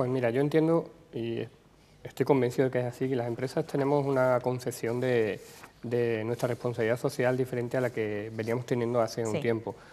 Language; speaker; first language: Spanish; native; Spanish